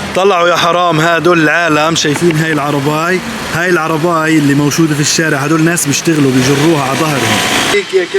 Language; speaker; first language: Arabic; native; Arabic